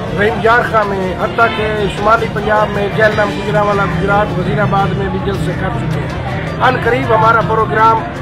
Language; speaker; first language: Urdu; non-native, local second language; Punjabi